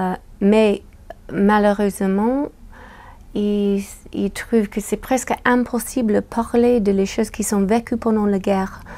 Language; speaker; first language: French; non-native, fluent; English